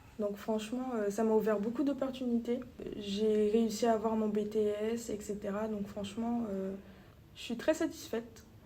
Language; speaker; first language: French; native; French